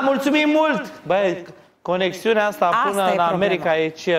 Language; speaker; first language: Romanian; native; Romanian